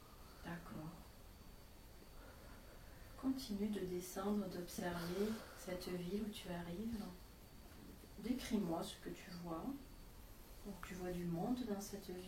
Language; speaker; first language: French; native; French